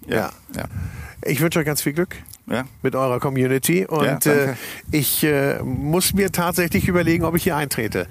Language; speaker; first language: German; native; German